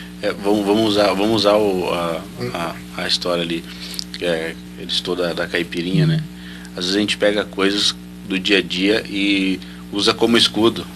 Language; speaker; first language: Portuguese; native; Portuguese